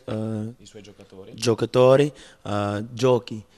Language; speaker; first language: Italian; non-native, learner; English